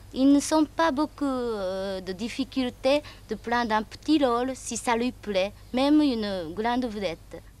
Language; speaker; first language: French; non-native, fluent; Japanese